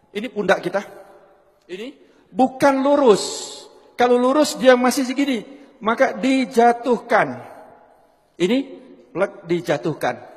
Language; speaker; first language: Indonesian; native; Indonesian